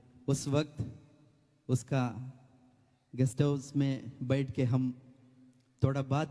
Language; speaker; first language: Hindi; non-native, local second language; Malayalam